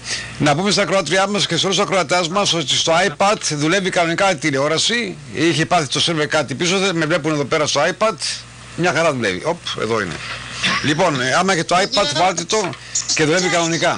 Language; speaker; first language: Greek; native; Greek